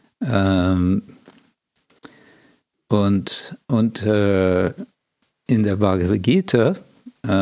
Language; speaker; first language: German; non-native, fluent; English